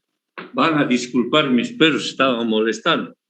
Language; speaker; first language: Spanish; native; Spanish